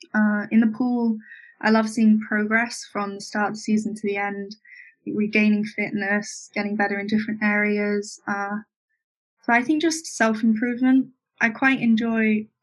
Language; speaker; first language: English; native; English